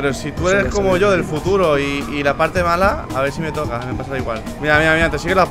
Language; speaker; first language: Spanish; native; Spanish